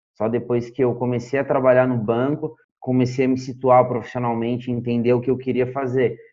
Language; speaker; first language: Portuguese; native; Portuguese